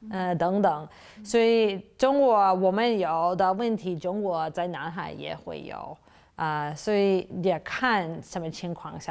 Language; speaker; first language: Chinese; non-native, fluent; English